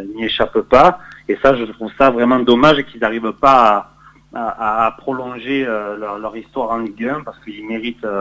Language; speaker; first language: French; native; French